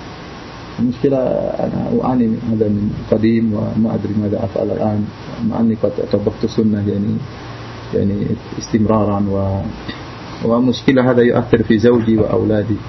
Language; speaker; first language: Arabic; non-native, fluent; Indonesian